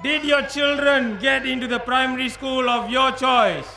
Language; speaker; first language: English; non-native, local second language; Tamil